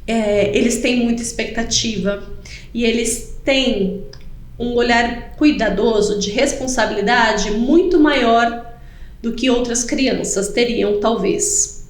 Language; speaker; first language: Portuguese; native; Portuguese